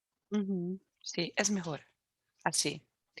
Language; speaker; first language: Spanish; non-native, fluent; Portuguese